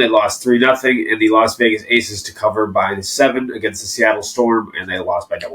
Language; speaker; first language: English; native; English